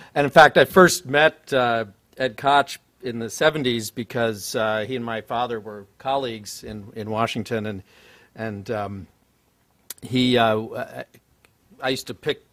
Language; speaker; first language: English; native; English